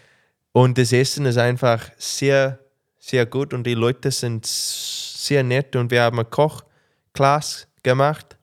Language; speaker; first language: German; non-native, learner; English